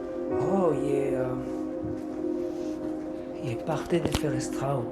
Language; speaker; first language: Romanian; non-native, learner; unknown